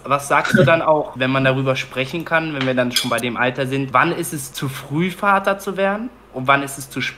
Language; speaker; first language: German; native; German